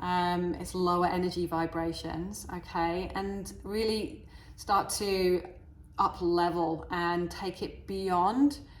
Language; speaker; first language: English; native; English